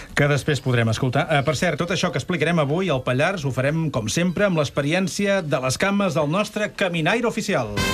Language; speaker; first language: Catalan; native; Catalan